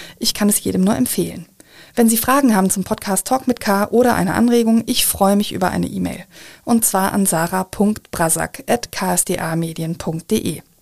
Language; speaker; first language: German; native; German